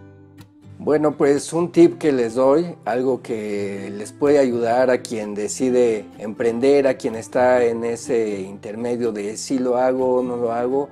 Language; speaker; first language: Spanish; native; Spanish